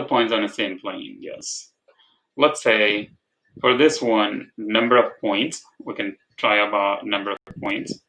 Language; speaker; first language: English; non-native, fluent; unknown